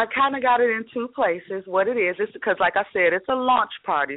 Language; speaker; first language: English; native; English